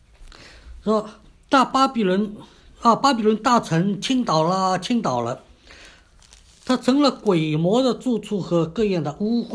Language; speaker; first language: Chinese; native; Chinese